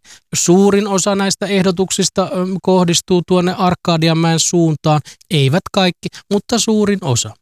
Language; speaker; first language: Finnish; native; Finnish